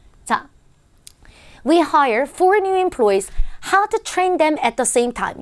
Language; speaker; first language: English; non-native, fluent; Korean